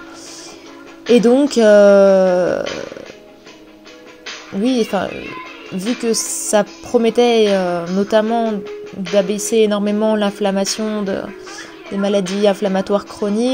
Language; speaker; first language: French; native; French